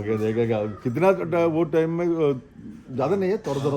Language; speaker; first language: Hindi; non-native, local second language; Malayalam